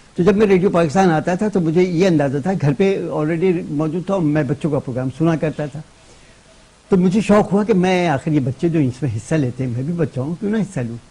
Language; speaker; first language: Urdu; native; Urdu